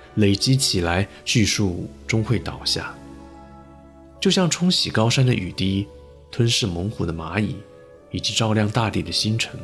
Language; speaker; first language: Chinese; native; Chinese